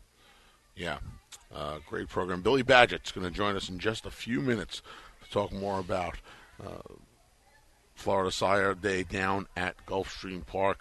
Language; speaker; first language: English; native; English